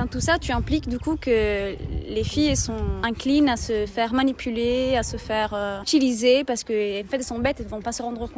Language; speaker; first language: French; native; French